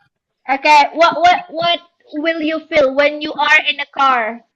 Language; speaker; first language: English; non-native, learner; Indonesian